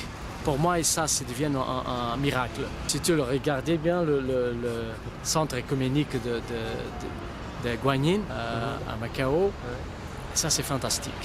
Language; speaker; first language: French; non-native, fluent; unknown